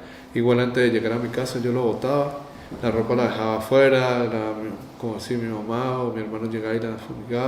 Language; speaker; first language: Spanish; native; Spanish